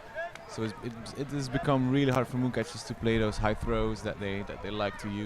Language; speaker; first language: English; non-native, fluent; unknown